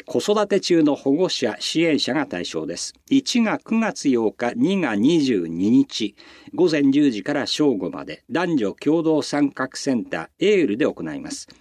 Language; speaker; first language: Japanese; native; Japanese